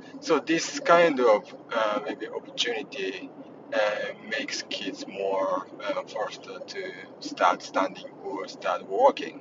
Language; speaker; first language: English; non-native, learner; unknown